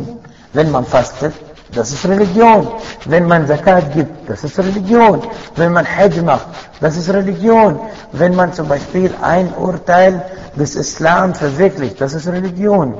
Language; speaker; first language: German; non-native, fluent; Arabic